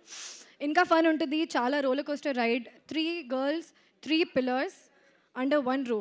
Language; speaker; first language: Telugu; non-native, fluent; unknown